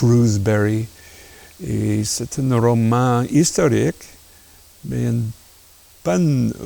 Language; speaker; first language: French; non-native, local second language; English